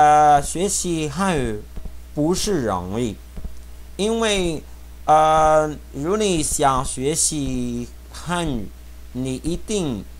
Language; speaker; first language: Chinese; non-native, learner; Portuguese